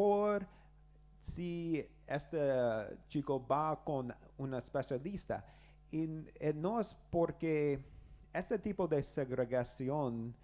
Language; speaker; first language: Spanish; non-native, learner; English